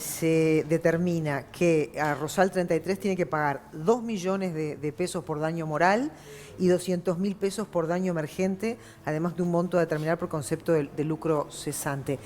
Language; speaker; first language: Spanish; native; Spanish